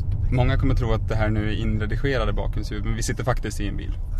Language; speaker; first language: Swedish; native; Swedish